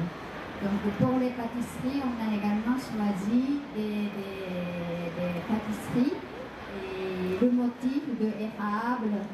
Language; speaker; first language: French; non-native, fluent; Japanese